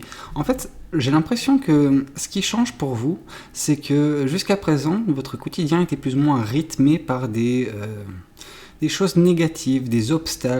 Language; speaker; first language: French; native; French